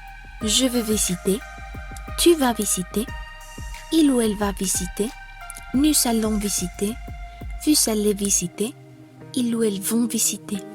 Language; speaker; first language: French; non-native, fluent; Spanish